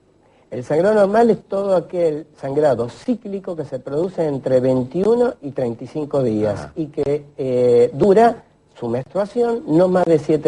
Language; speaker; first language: Spanish; native; Spanish